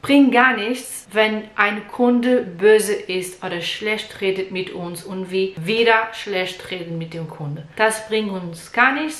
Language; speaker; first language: German; non-native, learner; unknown